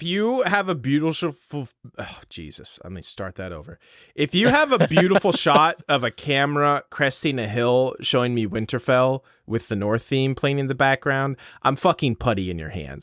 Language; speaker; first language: English; native; English